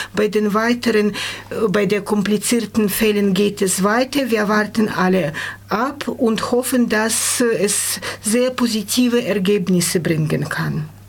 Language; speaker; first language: German; non-native, fluent; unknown